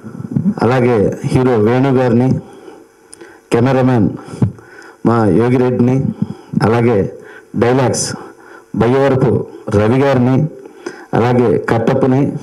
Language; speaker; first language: Telugu; native; Telugu